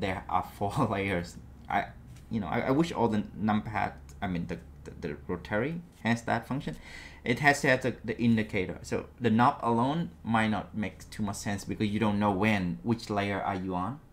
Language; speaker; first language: English; non-native, fluent; Vietnamese